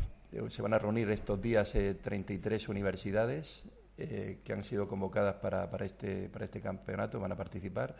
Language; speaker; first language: Spanish; native; Spanish